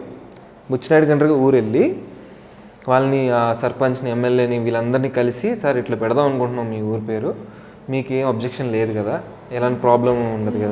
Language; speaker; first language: Telugu; native; Telugu